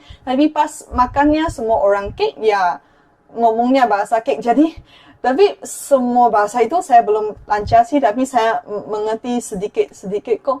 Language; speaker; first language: Indonesian; non-native, fluent; Chinese